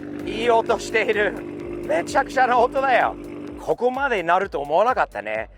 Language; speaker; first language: Japanese; non-native, fluent; English